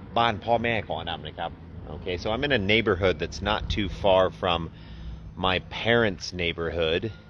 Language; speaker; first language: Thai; non-native, fluent; English